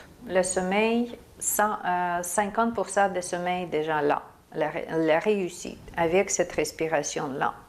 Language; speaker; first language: French; non-native, fluent; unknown